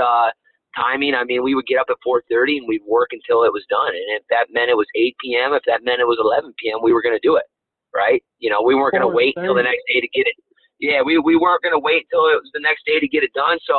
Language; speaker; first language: English; native; English